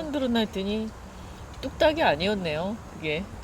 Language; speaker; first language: Korean; native; Korean